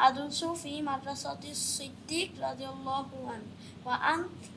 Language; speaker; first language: Arabic; non-native, learner; Bangla